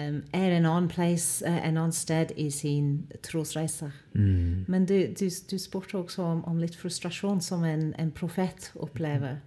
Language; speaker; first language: Norwegian; non-native, fluent; English